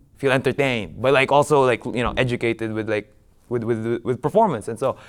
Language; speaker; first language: English; non-native, local second language; Filipino